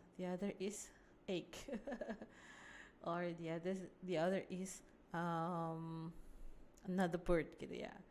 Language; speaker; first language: English; non-native, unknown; Indonesian